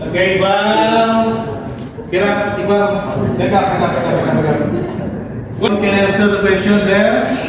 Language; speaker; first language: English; non-native, fluent; Indonesian